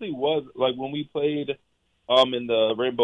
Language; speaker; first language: English; native; English